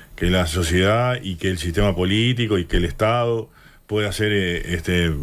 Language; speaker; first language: Spanish; native; Spanish